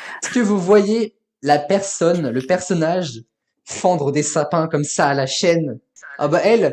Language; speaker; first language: French; native; French